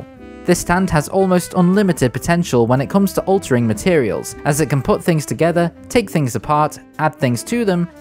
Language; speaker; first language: English; native; English